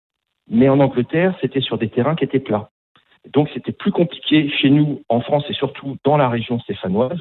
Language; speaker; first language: French; native; French